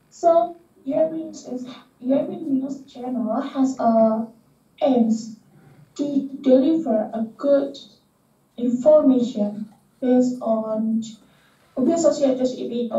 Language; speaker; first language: English; non-native, learner; Indonesian